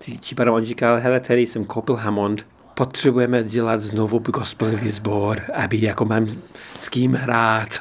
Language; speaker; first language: Czech; non-native, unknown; English